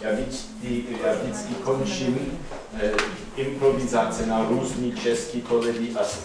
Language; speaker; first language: Czech; non-native, fluent; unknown